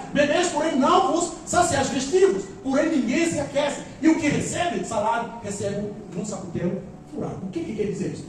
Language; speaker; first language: Portuguese; non-native, local second language; Upper Guinea Crioulo